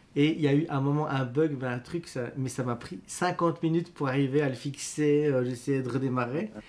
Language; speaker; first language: French; native; French